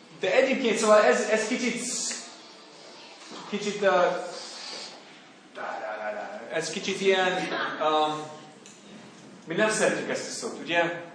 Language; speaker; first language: Hungarian; non-native, learner; English